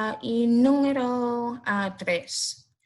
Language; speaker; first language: Spanish; non-native, learner; English